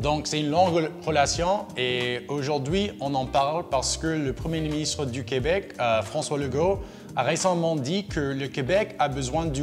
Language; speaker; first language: French; non-native, local second language; English